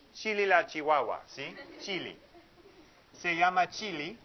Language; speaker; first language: Spanish; non-native, fluent; English